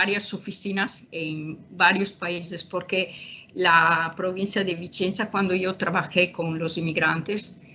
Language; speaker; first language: Spanish; non-native, fluent; Italian